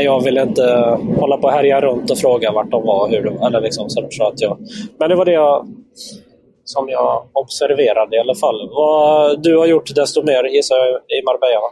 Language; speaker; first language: Swedish; native; Swedish